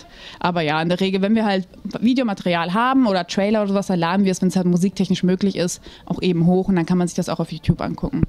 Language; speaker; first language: German; native; German